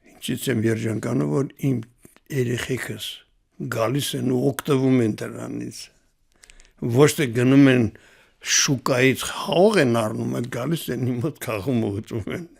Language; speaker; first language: Armenian; native; Armenian